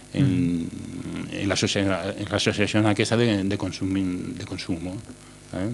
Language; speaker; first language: Catalan; non-native, local second language; Spanish